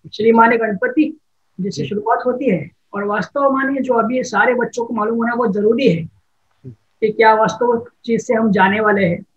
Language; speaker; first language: Hindi; non-native, local second language; Marathi